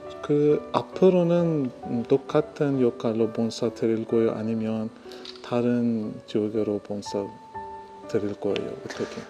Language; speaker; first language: Korean; non-native, fluent; Persian